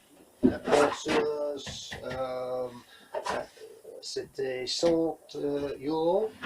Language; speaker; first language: French; non-native, learner; English